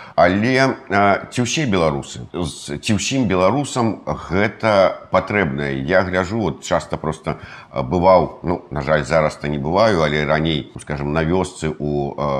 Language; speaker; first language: Belarusian; native; Belarusian